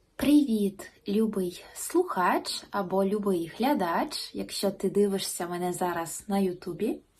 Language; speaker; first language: Ukrainian; non-native, local second language; Russian